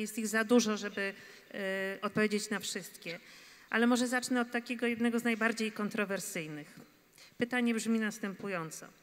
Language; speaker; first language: Polish; native; Polish